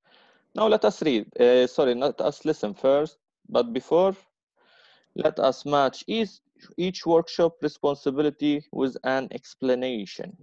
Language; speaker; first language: English; non-native, fluent; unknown